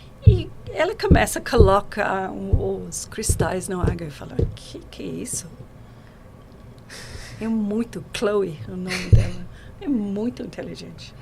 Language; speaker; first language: Portuguese; non-native, learner; English